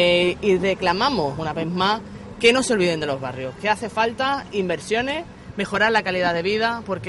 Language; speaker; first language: Spanish; native; Spanish